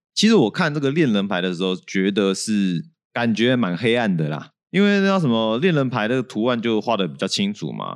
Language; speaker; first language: Chinese; native; Chinese